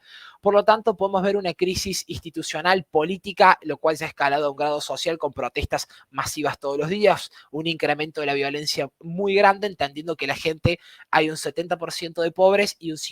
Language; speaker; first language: Spanish; native; Spanish